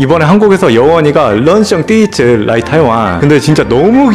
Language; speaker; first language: Korean; native; Korean